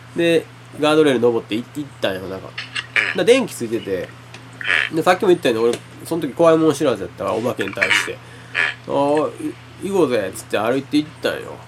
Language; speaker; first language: Japanese; native; Japanese